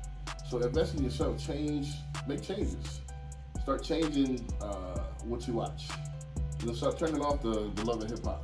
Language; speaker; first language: English; native; English